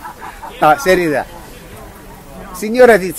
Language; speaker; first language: Italian; native; Italian